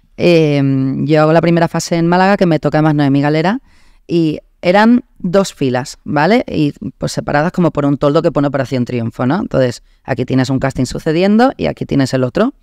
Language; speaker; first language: Spanish; native; Spanish